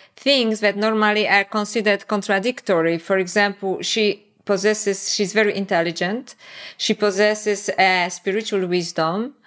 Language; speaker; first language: English; non-native, fluent; Polish